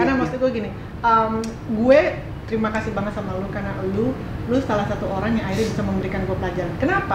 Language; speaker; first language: Indonesian; native; Indonesian